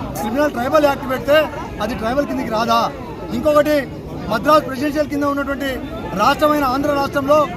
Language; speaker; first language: Telugu; non-native, local second language; Lambadi